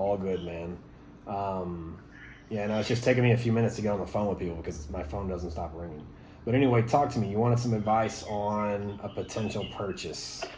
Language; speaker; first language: English; native; English